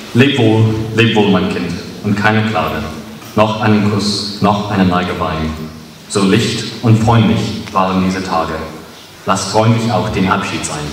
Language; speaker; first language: German; non-native, fluent; English